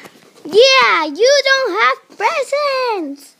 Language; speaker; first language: English; non-native, learner; Spanish